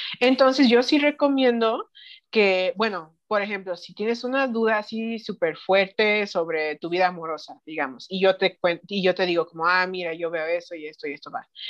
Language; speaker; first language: Spanish; early bilingual, heritage; Spanish